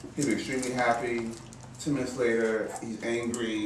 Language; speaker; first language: English; native; English